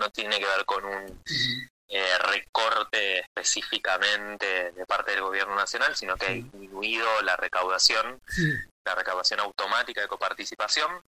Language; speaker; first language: Spanish; native; Spanish